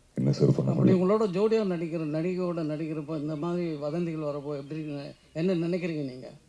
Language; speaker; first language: Tamil; native; Tamil